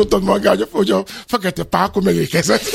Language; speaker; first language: Hungarian; non-native, learner; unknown